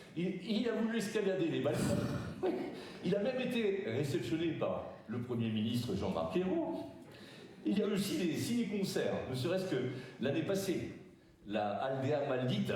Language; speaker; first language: French; native; French